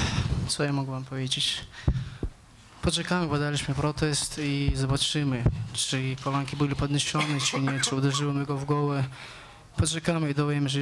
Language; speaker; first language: Polish; non-native, learner; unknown